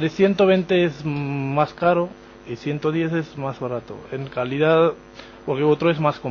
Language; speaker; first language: Spanish; non-native, learner; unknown